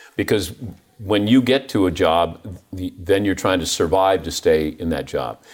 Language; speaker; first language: English; native; English